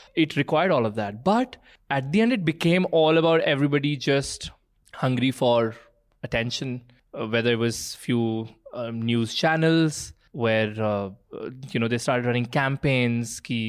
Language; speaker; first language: English; non-native, local second language; Punjabi